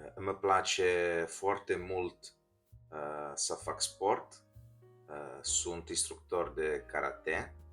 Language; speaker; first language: Romanian; non-native, learner; Italian